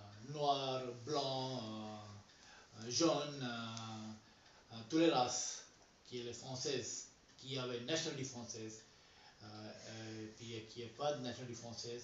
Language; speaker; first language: French; non-native, learner; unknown